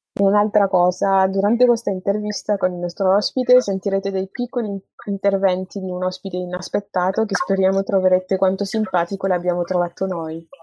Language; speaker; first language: Italian; non-native, fluent; French